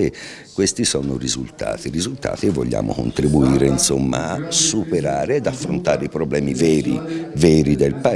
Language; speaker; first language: Italian; native; Italian